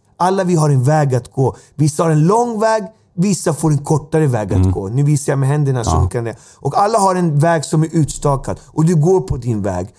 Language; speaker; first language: Swedish; native; Swedish